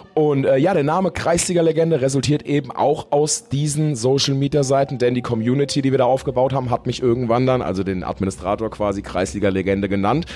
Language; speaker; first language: German; native; German